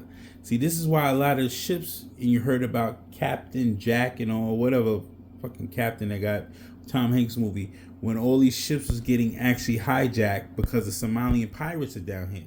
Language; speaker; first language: English; native; English